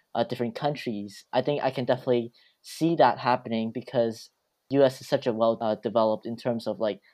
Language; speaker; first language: English; early bilingual, other home language; Cantonese